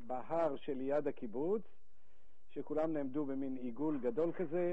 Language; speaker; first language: Hebrew; native; Hebrew